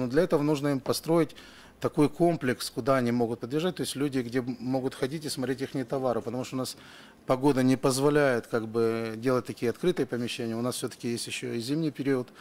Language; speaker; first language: Russian; native; Russian